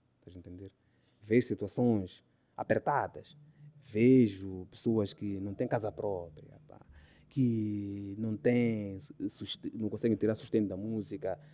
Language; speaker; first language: Portuguese; native; Portuguese